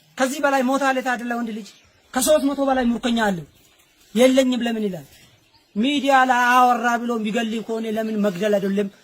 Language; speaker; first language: Amharic; non-native, local second language; Oromo